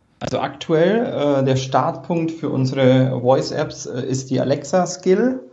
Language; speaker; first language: German; native; German